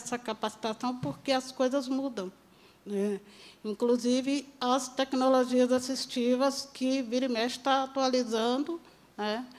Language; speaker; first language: Portuguese; native; Portuguese